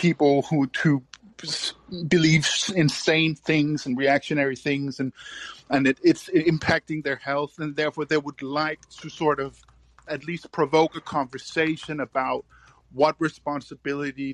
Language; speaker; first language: English; non-native, fluent; Danish